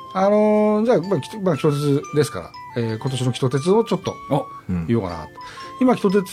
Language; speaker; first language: Japanese; native; Japanese